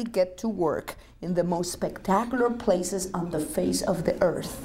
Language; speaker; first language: English; non-native, fluent; Spanish